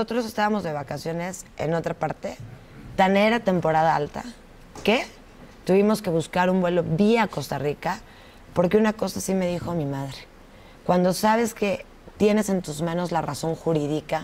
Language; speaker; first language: Spanish; native; Spanish